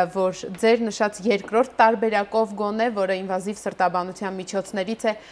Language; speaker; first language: Armenian; native; Armenian